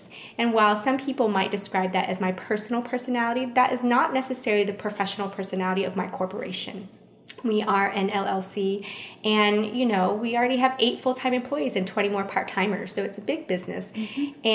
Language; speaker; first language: English; early bilingual, other home language; Vietnamese